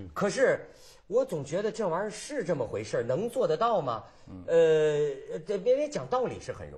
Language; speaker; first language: Chinese; native; Chinese